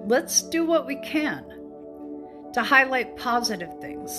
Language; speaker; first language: English; native; English